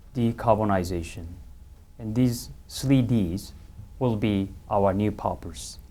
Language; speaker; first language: English; non-native, fluent; Japanese